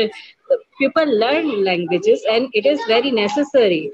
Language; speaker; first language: English; non-native, learner; Urdu